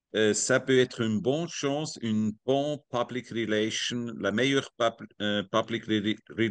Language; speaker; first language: French; non-native, learner; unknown